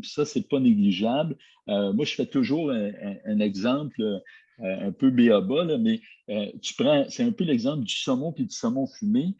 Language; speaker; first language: French; native; French